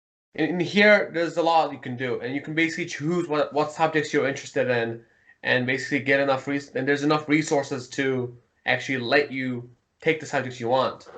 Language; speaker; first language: English; early bilingual, heritage; Mongolian